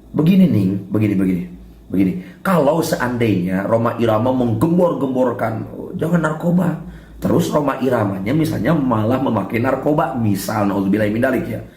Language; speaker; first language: Indonesian; non-native, local second language; Sundanese